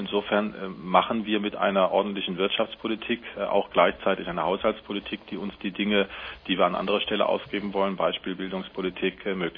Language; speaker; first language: German; native; German